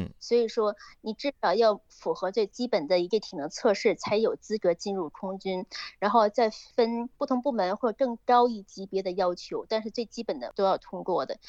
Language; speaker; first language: Chinese; native; Chinese